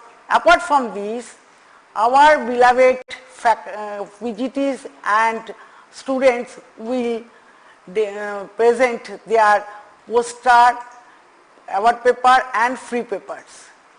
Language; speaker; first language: English; non-native, local second language; Bangla